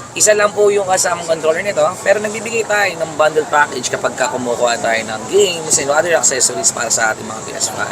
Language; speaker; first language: Filipino; native; Filipino